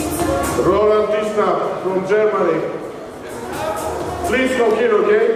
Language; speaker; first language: English; non-native, fluent; Polish